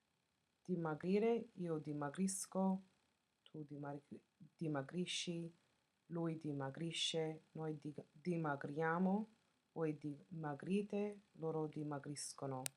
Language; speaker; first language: Italian; non-native, fluent; English